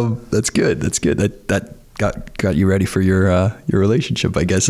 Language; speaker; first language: English; native; English